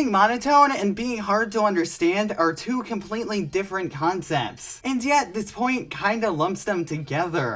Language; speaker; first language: English; native; English